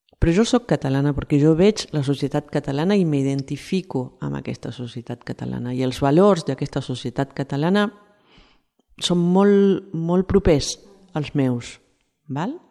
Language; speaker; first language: Catalan; non-native, fluent; Spanish